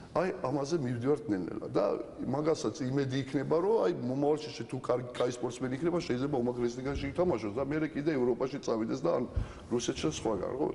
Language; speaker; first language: Georgian; non-native, local second language; Ossetic